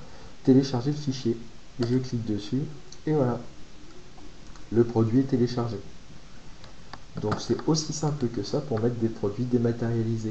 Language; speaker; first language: French; native; French